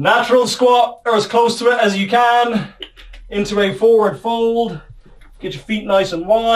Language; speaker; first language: English; native; English